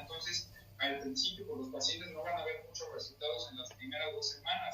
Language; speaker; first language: Spanish; native; Spanish